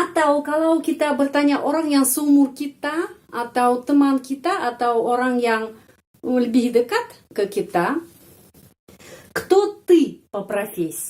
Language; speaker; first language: Indonesian; non-native, fluent; Russian